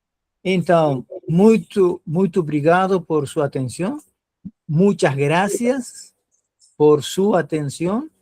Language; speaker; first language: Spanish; non-native, fluent; Portuguese